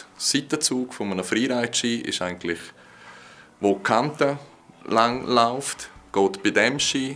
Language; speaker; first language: German; native; German